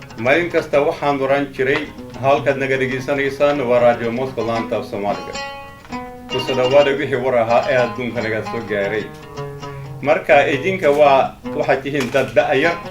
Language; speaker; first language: Somali; non-native, fluent; Russian